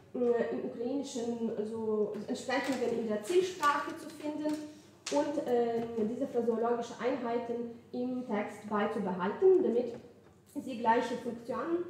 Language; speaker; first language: German; non-native, fluent; Ukrainian